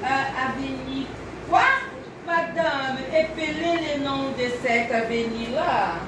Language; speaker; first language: French; non-native, learner; Portuguese